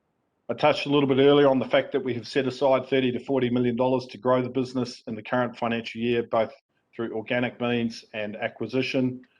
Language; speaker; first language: English; native; English